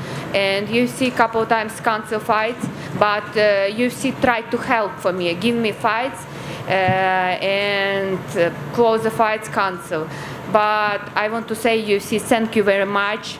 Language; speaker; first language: English; non-native, learner; Ukrainian